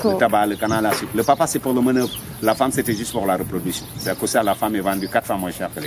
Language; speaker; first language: French; non-native, local second language; Wolof